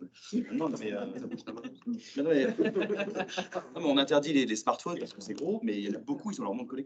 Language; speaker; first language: French; native; French